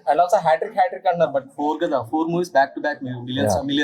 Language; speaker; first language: Telugu; native; Telugu